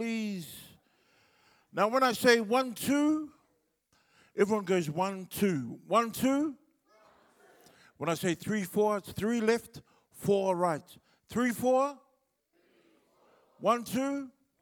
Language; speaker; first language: English; non-native, local second language; Samoan